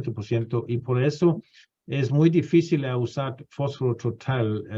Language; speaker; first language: Spanish; non-native, fluent; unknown